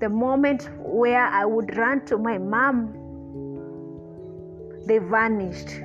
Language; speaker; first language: English; non-native, local second language; Kikuyu